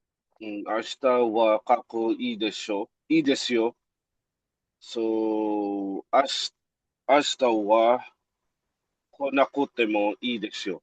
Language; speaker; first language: Japanese; non-native, learner; Filipino